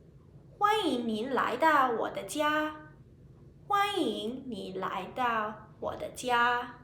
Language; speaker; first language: Chinese; non-native, fluent; Sinhala